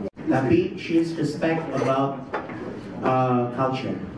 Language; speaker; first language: English; non-native, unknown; Indonesian